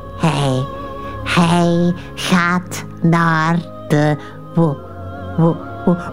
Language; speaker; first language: Dutch; non-native, fluent; English